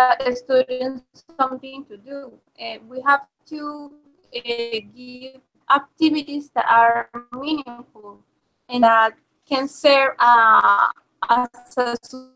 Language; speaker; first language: English; non-native, learner; Spanish